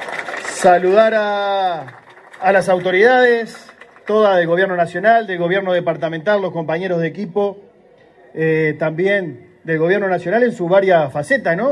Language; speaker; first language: Spanish; native; Spanish